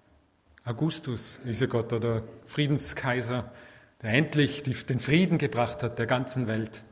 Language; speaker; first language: German; native; German